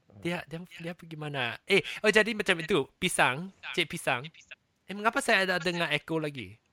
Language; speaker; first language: Malay; non-native, local second language; Chinese